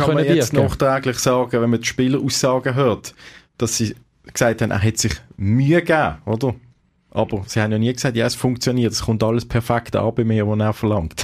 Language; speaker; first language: German; native; German